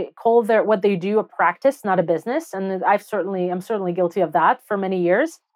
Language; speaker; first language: English; non-native, fluent; Russian